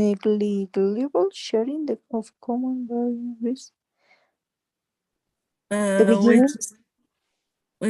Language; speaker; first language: English; non-native, learner; Spanish